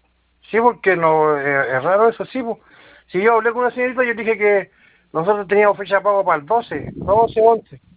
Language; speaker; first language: Spanish; native; Spanish